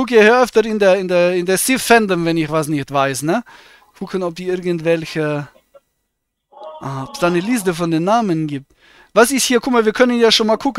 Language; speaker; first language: German; native; German